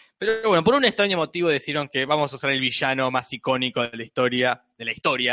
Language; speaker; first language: Spanish; native; Spanish